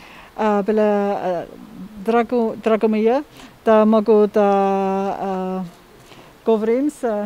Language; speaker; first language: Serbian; non-native, learner; English